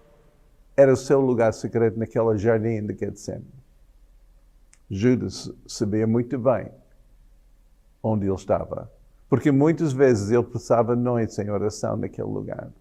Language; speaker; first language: Portuguese; non-native, fluent; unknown